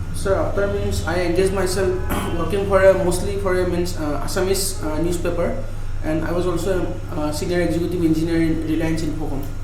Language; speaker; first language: English; non-native, local second language; Assamese